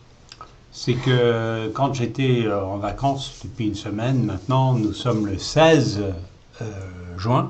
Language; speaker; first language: French; native; French